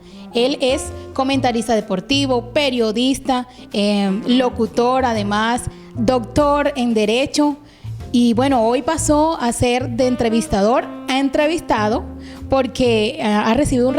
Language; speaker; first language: Spanish; native; Spanish